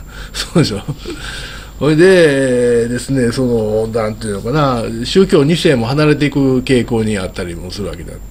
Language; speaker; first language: Japanese; native; Japanese